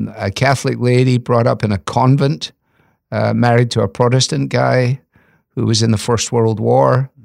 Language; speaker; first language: English; native; English